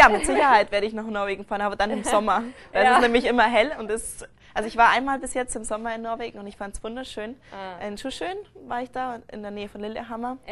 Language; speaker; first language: German; native; German